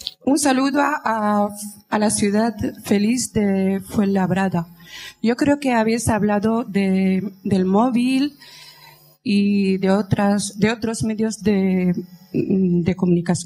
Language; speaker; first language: Spanish; non-native, fluent; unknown